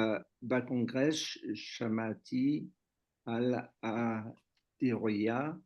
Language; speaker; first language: Hebrew; non-native, learner; French